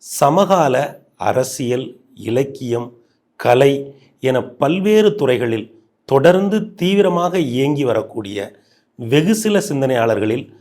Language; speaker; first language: Tamil; native; Tamil